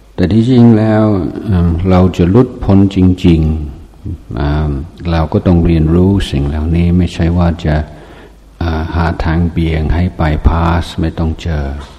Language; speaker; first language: Thai; non-native, fluent; English